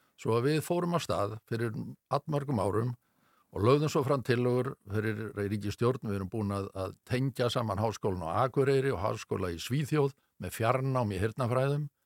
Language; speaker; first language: Icelandic; native; Icelandic